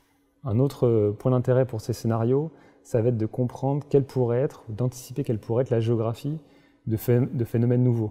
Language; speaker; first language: French; native; French